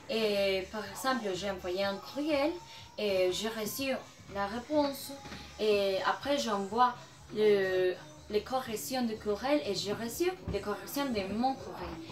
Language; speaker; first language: French; non-native, learner; Spanish